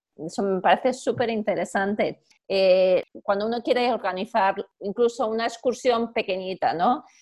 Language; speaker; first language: Spanish; native; Spanish